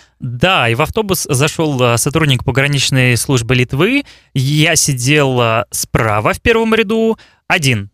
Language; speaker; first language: Russian; native; Russian